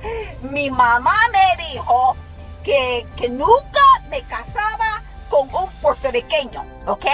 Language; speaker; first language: Spanish; early bilingual, heritage; Spanish